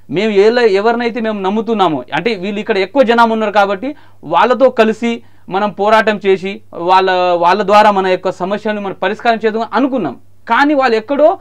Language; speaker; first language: Telugu; non-native, local second language; Marathi